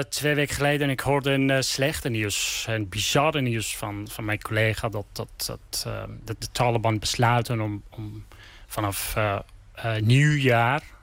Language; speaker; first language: Dutch; non-native, learner; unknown